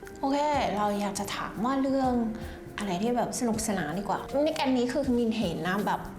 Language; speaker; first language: Thai; non-native, fluent; Vietnamese